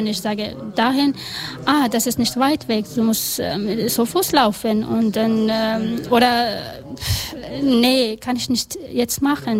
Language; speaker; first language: German; non-native, learner; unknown